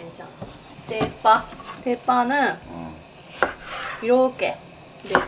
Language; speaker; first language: Korean; non-native, learner; Japanese